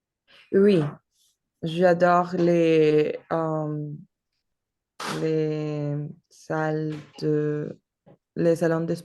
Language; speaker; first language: French; non-native, learner; Spanish